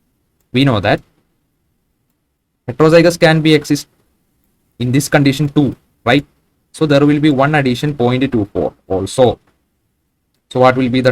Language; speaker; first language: English; non-native, local second language; Malayalam